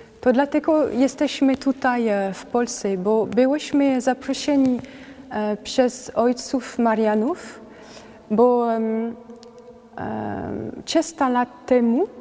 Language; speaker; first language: Polish; non-native, learner; French